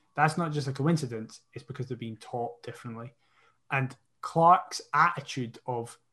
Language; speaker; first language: English; native; English